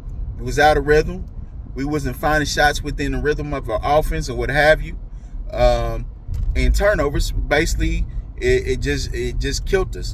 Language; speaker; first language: English; native; English